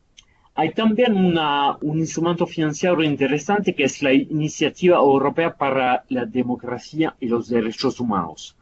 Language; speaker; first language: Spanish; non-native, fluent; Italian